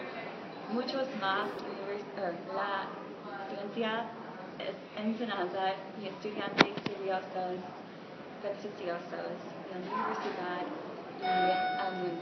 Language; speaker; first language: Spanish; non-native, learner; English